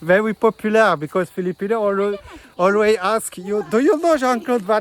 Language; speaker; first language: English; non-native, learner; French